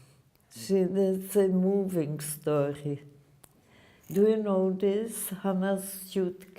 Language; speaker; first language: English; non-native, fluent; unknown